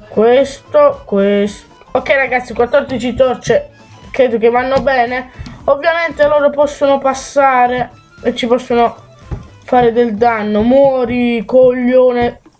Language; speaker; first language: Italian; native; Italian